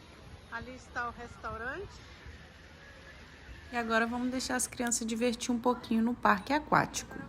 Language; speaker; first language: Portuguese; native; Portuguese